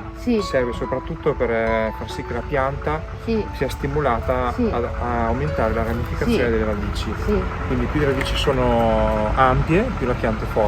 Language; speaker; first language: Italian; native; Italian